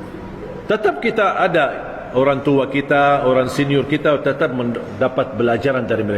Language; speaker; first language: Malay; non-native, fluent; Arabic